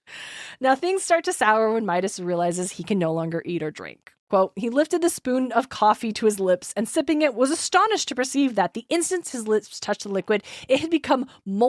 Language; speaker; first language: English; native; English